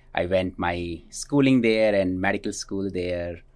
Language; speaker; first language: English; non-native, local second language; Hindi